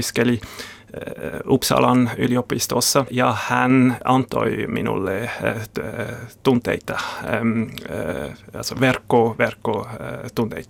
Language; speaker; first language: Finnish; non-native, learner; German